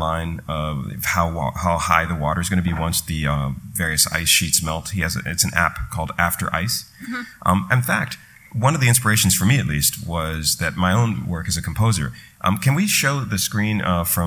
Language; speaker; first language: English; native; English